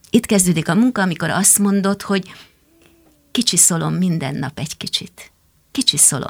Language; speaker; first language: Hungarian; native; Hungarian